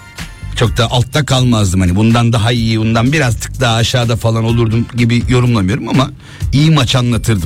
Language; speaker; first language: Turkish; native; Turkish